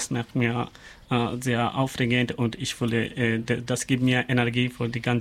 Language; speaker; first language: German; non-native, learner; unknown